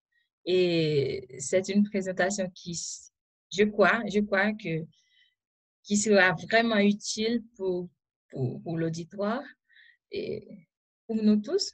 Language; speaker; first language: French; non-native, local second language; Haitian Creole